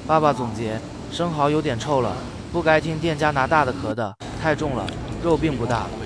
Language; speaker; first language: Chinese; native; Chinese